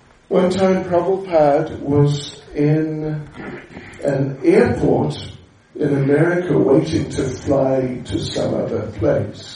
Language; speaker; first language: English; native; English